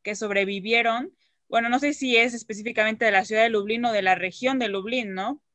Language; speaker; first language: Spanish; native; Spanish